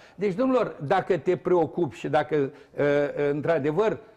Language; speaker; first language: Romanian; native; Romanian